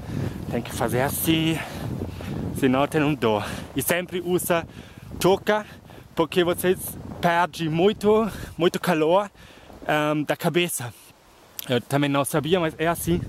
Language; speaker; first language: Portuguese; non-native, fluent; German